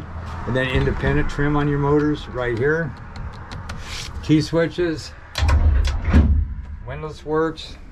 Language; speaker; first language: English; native; English